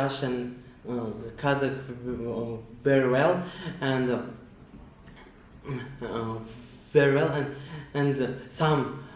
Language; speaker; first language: English; non-native, learner; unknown